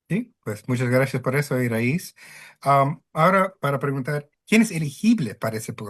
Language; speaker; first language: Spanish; early bilingual, heritage; Spanish